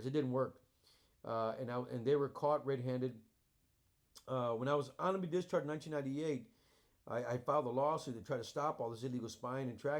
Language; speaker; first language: English; native; English